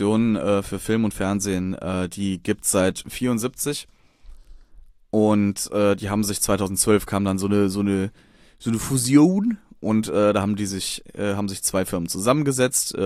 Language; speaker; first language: German; native; German